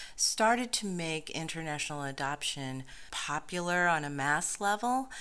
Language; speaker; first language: English; native; English